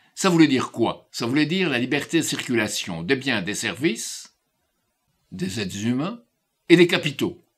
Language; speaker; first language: French; native; French